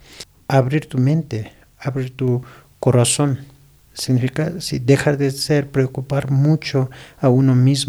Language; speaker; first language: Spanish; non-native, learner; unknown